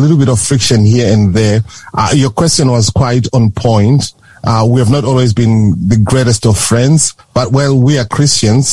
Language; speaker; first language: English; non-native, local second language; Shona